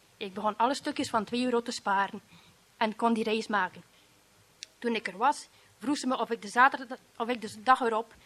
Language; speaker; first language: Dutch; native; Dutch